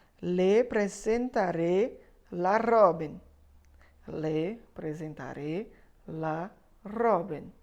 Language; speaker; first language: Spanish; non-native, fluent; Portuguese